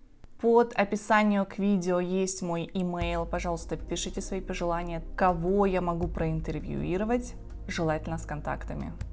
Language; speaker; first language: Russian; native; Russian